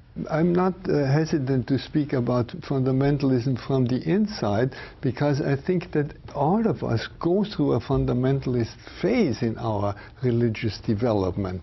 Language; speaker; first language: English; non-native, fluent; German